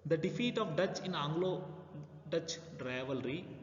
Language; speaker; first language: English; non-native, local second language; Kannada